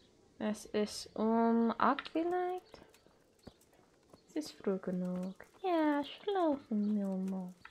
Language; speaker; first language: German; non-native, learner; English